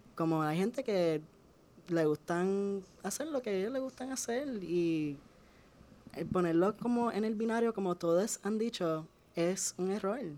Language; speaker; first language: Spanish; native; Spanish